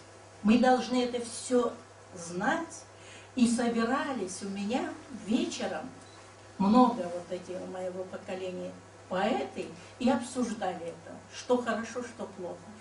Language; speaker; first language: Russian; non-native, local second language; Karachay-Balkar